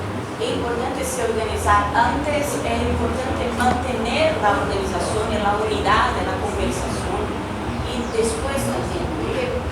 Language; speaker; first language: Spanish; non-native, fluent; Portuguese